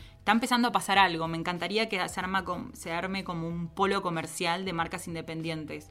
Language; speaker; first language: Spanish; native; Spanish